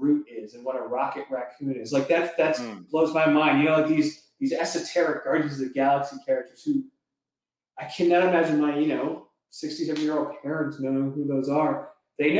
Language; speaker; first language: English; native; English